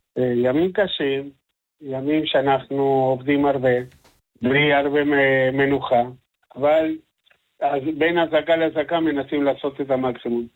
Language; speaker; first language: Hebrew; non-native, fluent; Spanish